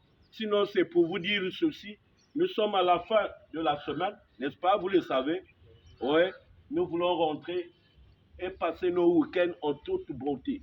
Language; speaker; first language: French; native; French